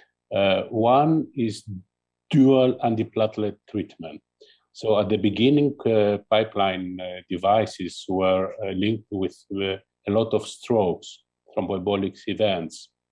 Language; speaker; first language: English; non-native, fluent; Greek